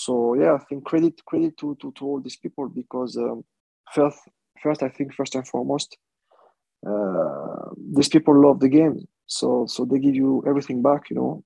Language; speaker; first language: English; non-native, fluent; French